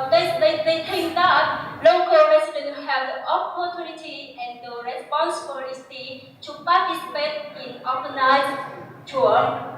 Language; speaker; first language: English; non-native, learner; Vietnamese